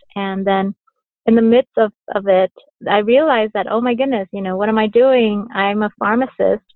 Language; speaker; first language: English; early bilingual, other home language; Vietnamese